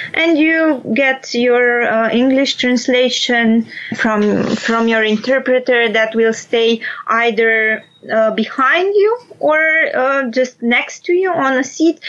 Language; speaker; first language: English; non-native, fluent; Romanian